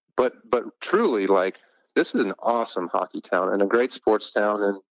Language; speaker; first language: English; native; English